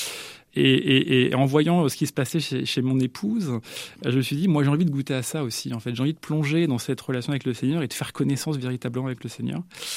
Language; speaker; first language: French; native; French